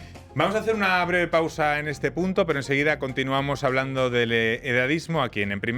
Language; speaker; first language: Spanish; native; Spanish